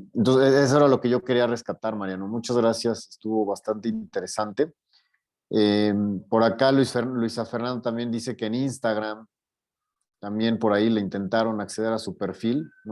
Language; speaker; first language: Spanish; native; Spanish